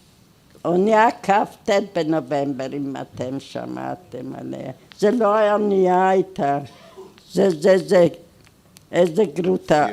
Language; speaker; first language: Hebrew; non-native, fluent; Hungarian